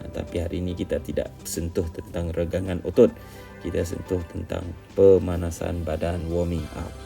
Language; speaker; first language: Malay; native; Malay